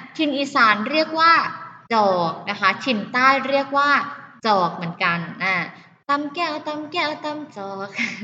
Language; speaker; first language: Thai; native; Thai